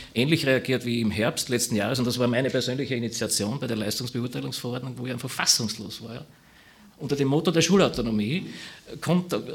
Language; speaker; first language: German; native; German